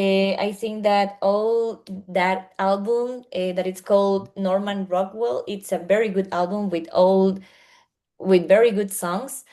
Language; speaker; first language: English; non-native, learner; Spanish